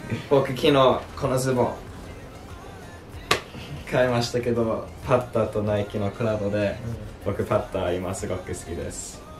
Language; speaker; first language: Japanese; early bilingual, heritage; Japanese